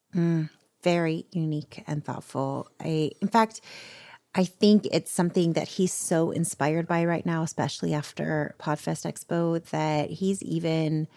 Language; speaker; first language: English; native; English